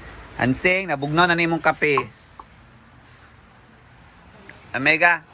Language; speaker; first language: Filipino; non-native, local second language; Cebuano